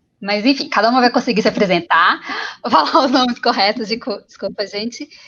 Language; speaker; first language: Portuguese; native; Portuguese